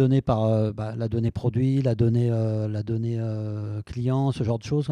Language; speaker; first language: French; native; French